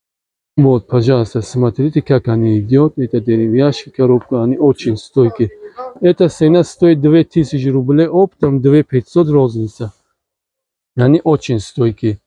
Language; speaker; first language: Russian; non-native, learner; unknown